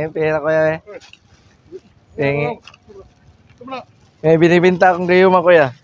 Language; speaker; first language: Filipino; non-native, local second language; Cebuano